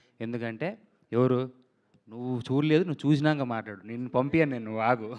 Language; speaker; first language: Telugu; native; Telugu